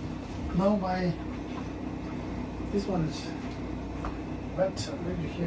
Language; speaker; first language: English; non-native, learner; Tibetan